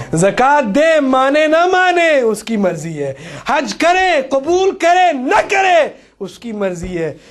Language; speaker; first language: Urdu; early bilingual, heritage; Urdu